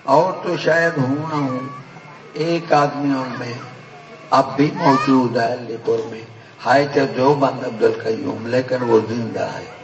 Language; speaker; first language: Urdu; non-native, local second language; Punjabi